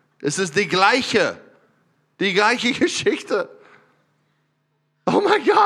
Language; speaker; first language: German; non-native, learner; English